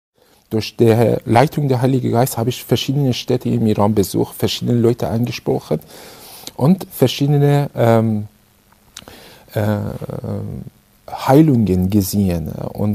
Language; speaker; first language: German; non-native, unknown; Persian